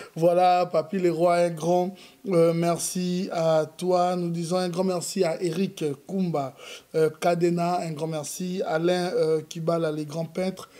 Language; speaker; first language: French; non-native, local second language; Lingala